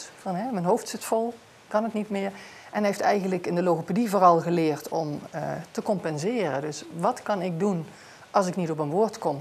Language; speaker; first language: Dutch; native; Dutch